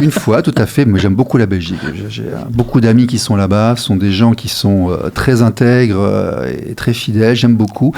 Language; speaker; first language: French; native; French